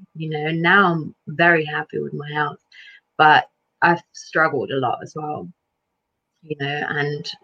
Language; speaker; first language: English; early bilingual, other home language; Lithuanian